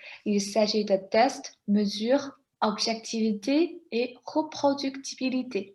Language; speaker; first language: French; non-native, fluent; Chinese